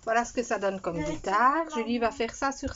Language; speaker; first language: French; native; French